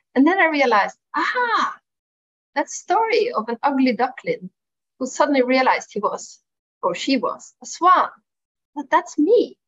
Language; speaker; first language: English; non-native, fluent; Norwegian